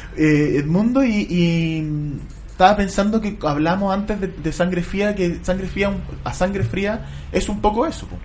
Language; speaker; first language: Spanish; native; Spanish